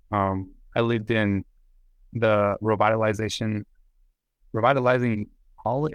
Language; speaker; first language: English; native; English